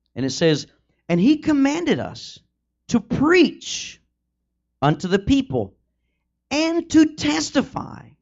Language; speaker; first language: English; early bilingual, other home language; Spanish